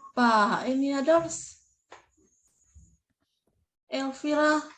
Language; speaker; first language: English; non-native, learner; Indonesian